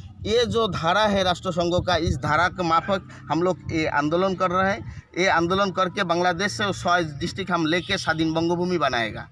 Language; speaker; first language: Hindi; non-native, local second language; Bangla